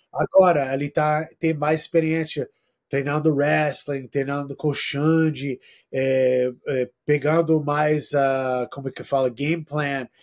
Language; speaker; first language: Portuguese; non-native, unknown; English